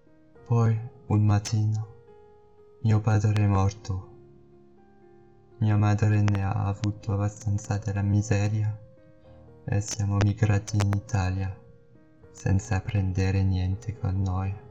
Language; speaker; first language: Italian; non-native, learner; French